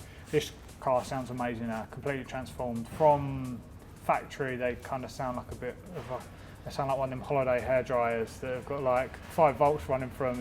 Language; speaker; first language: English; native; English